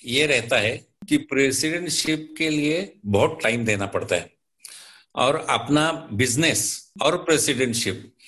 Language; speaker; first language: Hindi; non-native, local second language; Marathi